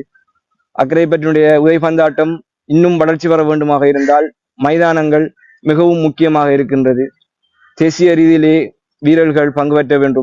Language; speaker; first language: Tamil; native; Tamil